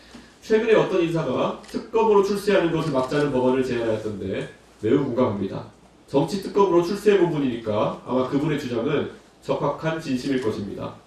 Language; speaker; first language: Korean; native; Korean